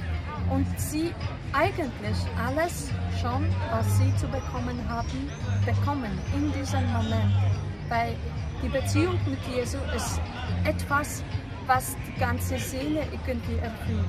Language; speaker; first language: German; non-native, fluent; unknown